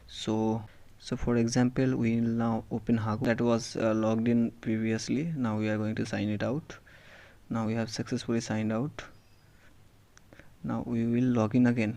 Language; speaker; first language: English; non-native, local second language; Hindi